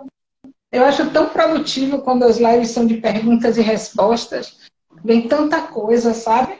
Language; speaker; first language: Portuguese; native; Portuguese